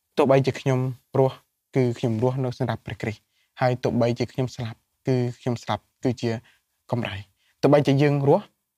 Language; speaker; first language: Khmer; native; Khmer